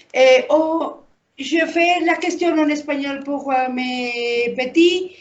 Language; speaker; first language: French; non-native, learner; Spanish